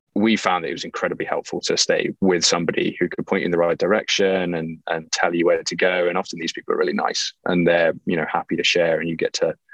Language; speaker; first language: English; native; English